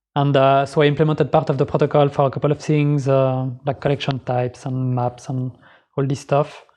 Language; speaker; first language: English; non-native, fluent; French